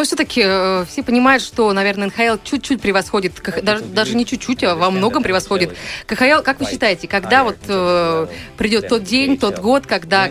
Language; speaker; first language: Russian; native; Russian